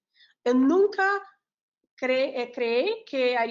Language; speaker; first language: Spanish; non-native, learner; Portuguese